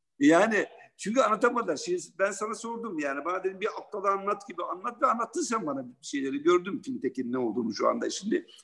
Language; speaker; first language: Turkish; native; Turkish